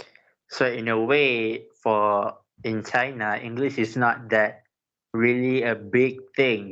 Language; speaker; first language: English; non-native, local second language; Malay